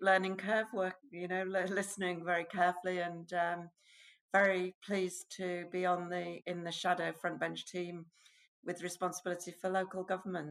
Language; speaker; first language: English; native; English